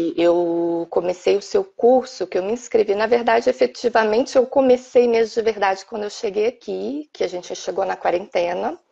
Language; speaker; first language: Portuguese; native; Portuguese